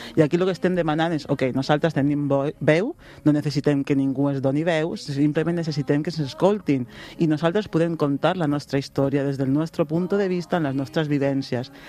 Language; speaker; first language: Catalan; non-native, local second language; Spanish